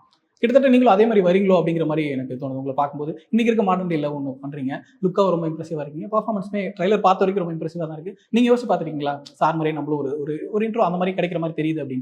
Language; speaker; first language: Tamil; native; Tamil